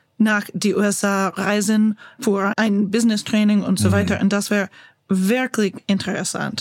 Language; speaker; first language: German; non-native, learner; English